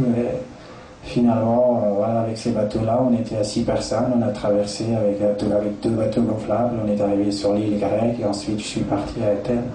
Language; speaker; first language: French; non-native, fluent; Persian